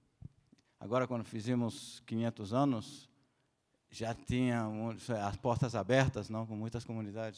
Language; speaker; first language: Portuguese; non-native, fluent; Spanish